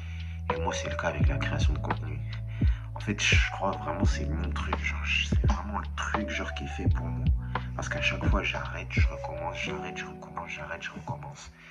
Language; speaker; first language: French; native; French